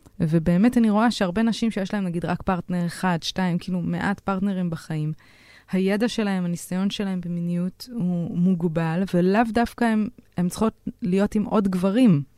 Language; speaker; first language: Hebrew; native; Hebrew